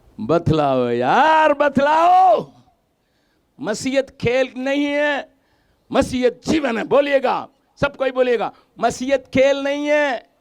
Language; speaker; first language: Hindi; non-native, local second language; Tamil